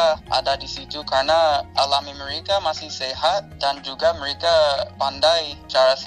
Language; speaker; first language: Indonesian; non-native, fluent; English